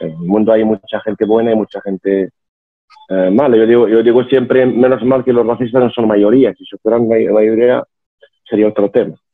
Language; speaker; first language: Spanish; non-native, fluent; Arabic